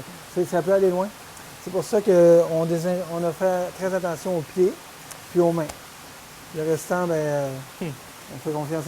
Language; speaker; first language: French; native; French